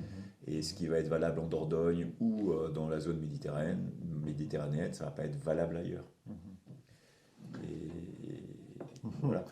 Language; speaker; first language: French; native; French